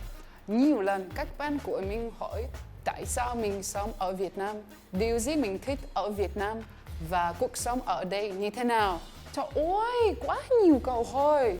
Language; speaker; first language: Vietnamese; non-native, learner; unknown